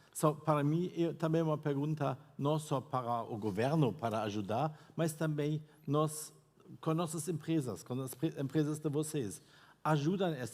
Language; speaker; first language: Portuguese; non-native, fluent; German